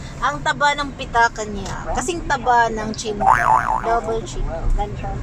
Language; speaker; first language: Filipino; non-native, local second language; Cebuano